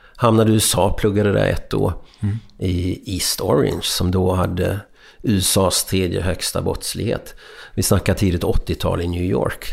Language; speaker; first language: Swedish; early bilingual, other home language; Hungarian